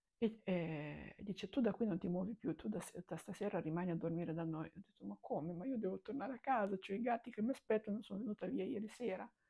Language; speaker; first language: Italian; non-native, fluent; Romanian